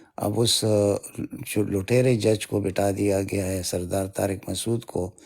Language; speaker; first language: Urdu; non-native, local second language; Pashto